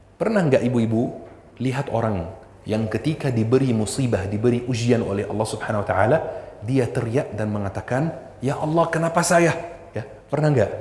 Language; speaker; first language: Indonesian; non-native, fluent; Arabic